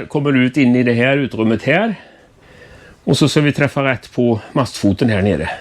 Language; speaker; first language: Swedish; native; Swedish